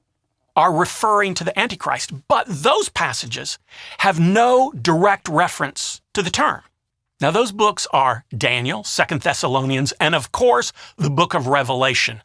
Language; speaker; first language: English; native; English